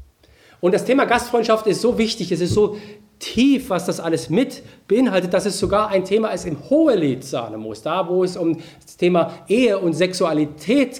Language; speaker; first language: German; native; German